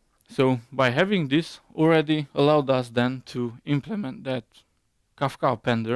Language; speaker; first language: English; non-native, fluent; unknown